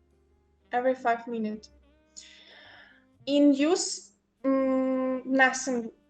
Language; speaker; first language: English; non-native, local second language; Ukrainian